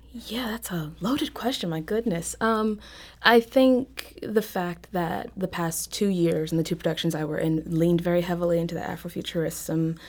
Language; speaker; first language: English; native; English